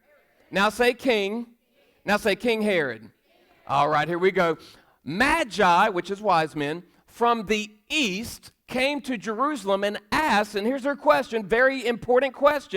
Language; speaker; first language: English; native; English